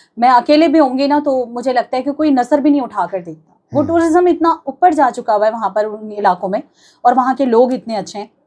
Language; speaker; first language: Urdu; native; Urdu